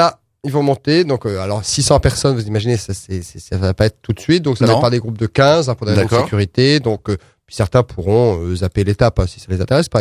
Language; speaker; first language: French; native; French